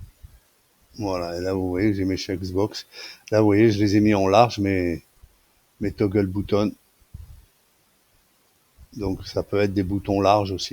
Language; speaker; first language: French; native; French